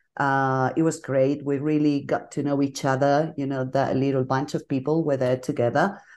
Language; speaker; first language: English; non-native, fluent; Spanish